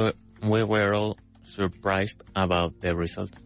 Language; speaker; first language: English; non-native, fluent; Spanish